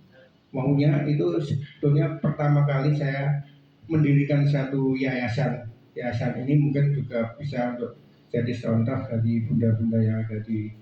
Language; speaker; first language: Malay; non-native, local second language; Javanese